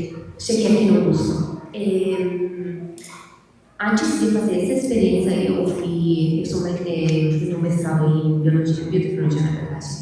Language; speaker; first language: Portuguese; non-native, fluent; Italian